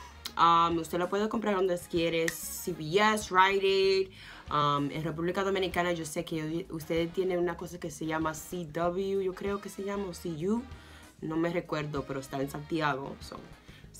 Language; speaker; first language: Spanish; early bilingual, heritage; English